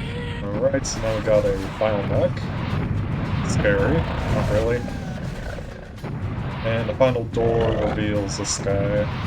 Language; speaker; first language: English; native; English